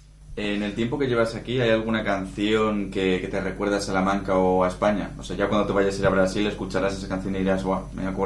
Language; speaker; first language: Spanish; native; Spanish